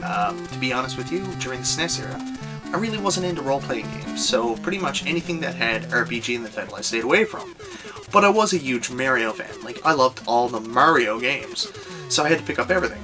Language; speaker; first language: English; native; English